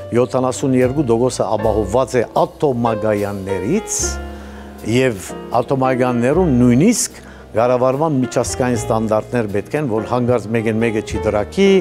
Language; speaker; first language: Armenian; early bilingual, heritage; Armenian